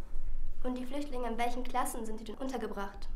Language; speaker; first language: German; native; German